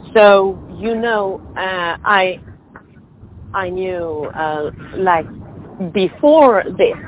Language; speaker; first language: English; non-native, fluent; Swedish